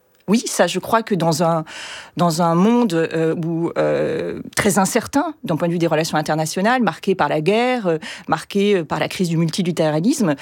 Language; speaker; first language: French; native; French